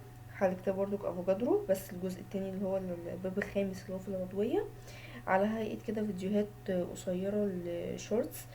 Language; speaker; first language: Arabic; native; Arabic